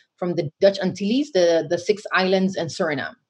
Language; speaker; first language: English; non-native, fluent; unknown